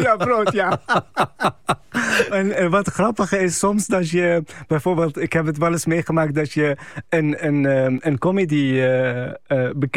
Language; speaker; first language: Dutch; non-native, fluent; Arabic